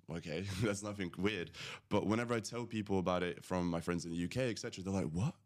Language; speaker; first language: English; early bilingual, other home language; Latvian